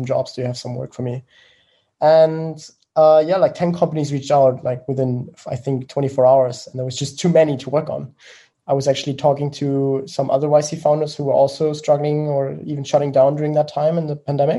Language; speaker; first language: English; non-native, fluent; German